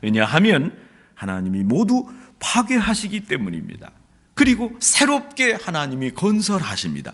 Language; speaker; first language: Korean; native; Korean